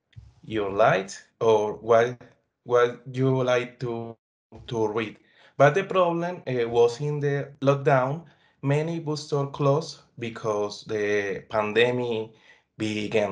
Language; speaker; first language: English; non-native, learner; Spanish